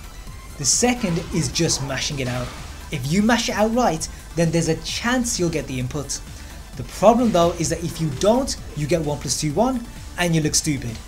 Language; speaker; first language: English; native; English